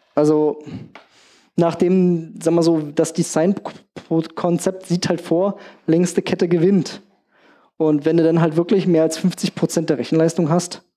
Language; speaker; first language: German; native; German